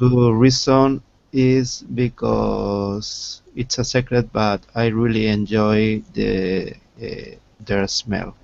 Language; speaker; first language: English; non-native, learner; Spanish